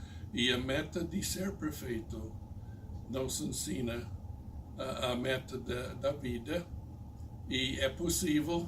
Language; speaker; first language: Portuguese; non-native, fluent; English